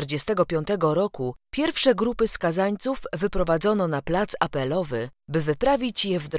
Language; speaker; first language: Polish; native; Polish